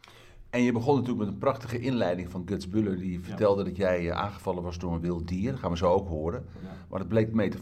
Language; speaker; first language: Dutch; native; Dutch